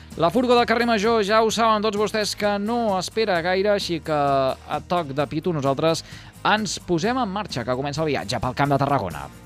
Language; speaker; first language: Catalan; native; Catalan